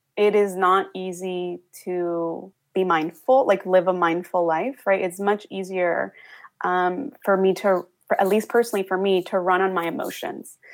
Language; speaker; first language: English; early bilingual, other home language; Spanish